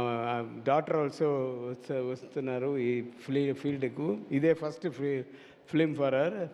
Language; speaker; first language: Telugu; non-native, learner; Tamil